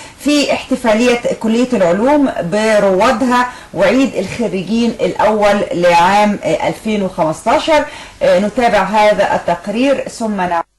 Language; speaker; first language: Arabic; native; Arabic